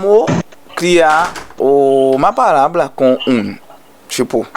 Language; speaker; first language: Portuguese; non-native, learner; Haitian Creole